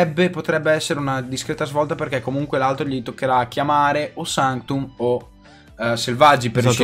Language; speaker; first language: Italian; native; Italian